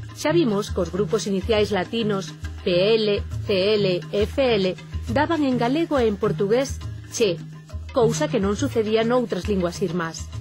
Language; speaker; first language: Galician; native; Galician